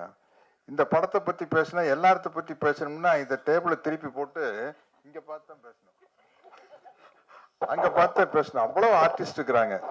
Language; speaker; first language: Tamil; native; Tamil